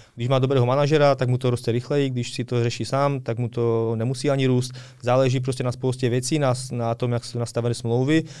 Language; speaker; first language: Czech; early bilingual, other home language; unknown